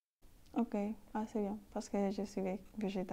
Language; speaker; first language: French; non-native, learner; Spanish